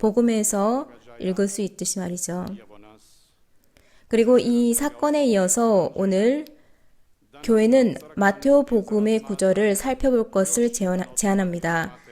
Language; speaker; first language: Korean; native; Korean